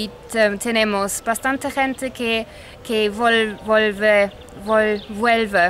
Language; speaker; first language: Spanish; non-native, fluent; English